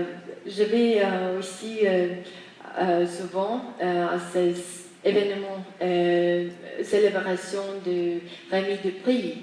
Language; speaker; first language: French; non-native, fluent; Estonian